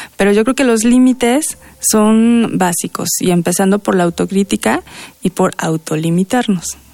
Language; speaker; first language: Spanish; native; Spanish